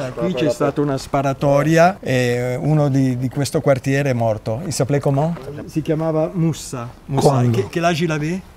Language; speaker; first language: Italian; native; Italian